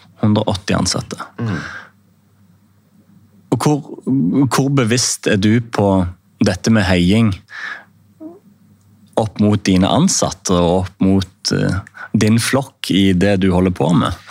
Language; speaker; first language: Norwegian; native; Norwegian